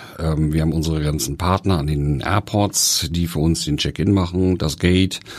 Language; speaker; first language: German; native; German